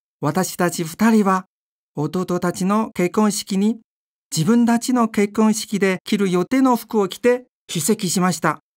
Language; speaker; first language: Japanese; non-native, fluent; Chinese